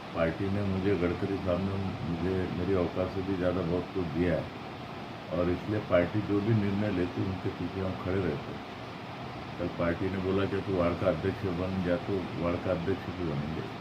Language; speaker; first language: Hindi; non-native, local second language; Marathi